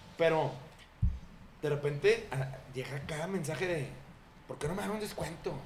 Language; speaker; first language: Spanish; native; Spanish